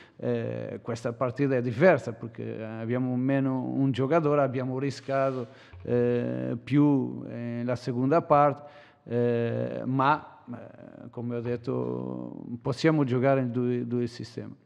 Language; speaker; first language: Italian; non-native, learner; Portuguese